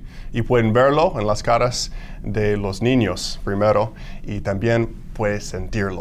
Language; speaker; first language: Spanish; non-native, fluent; English